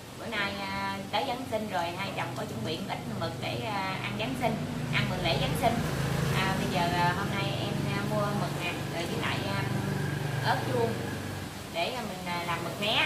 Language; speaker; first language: Vietnamese; native; Vietnamese